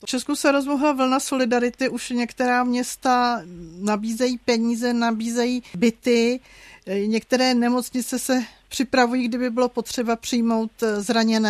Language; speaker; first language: Czech; native; Czech